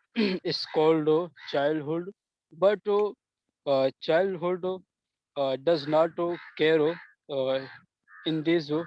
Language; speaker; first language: English; non-native, learner; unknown